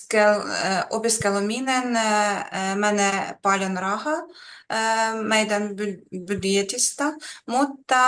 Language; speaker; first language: Finnish; non-native, learner; Russian